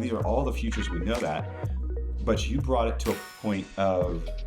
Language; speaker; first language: English; native; English